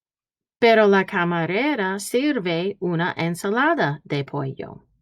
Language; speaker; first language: Spanish; early bilingual, heritage; Spanish